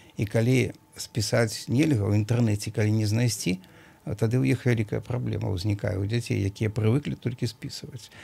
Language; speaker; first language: Belarusian; native; Belarusian